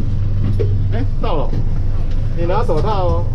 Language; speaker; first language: Chinese; native; Chinese